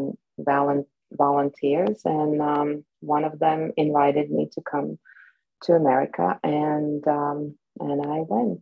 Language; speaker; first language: English; non-native, fluent; Slovak